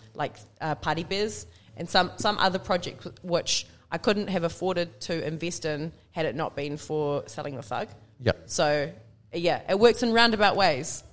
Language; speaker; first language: English; native; English